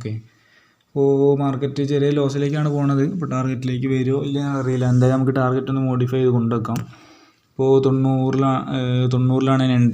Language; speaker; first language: Malayalam; native; Malayalam